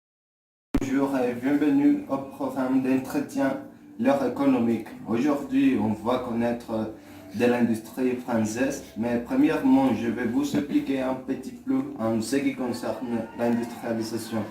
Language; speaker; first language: French; non-native, learner; Spanish